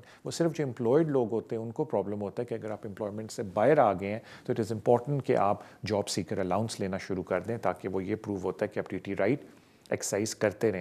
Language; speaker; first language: Urdu; native; Urdu